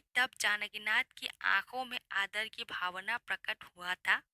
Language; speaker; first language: Hindi; non-native, local second language; Assamese